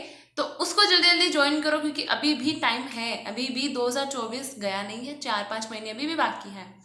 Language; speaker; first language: Hindi; native; Hindi